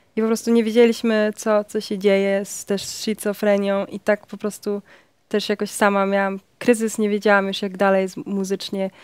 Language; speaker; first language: Polish; early bilingual, heritage; Polish